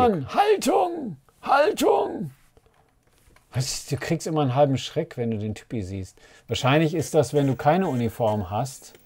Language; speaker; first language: German; native; German